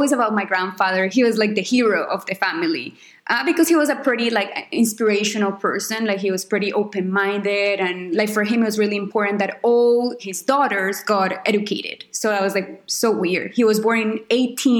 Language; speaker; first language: English; non-native, fluent; Spanish